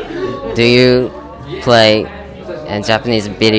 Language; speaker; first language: English; non-native, learner; Japanese